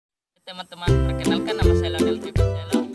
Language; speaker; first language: Indonesian; native; Indonesian